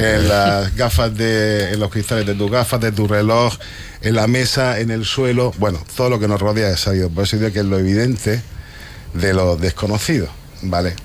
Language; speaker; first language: Spanish; native; Spanish